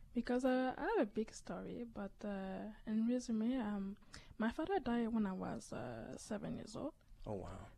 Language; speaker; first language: English; native; English